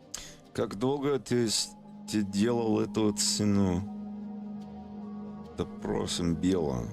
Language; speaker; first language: Russian; non-native, learner; English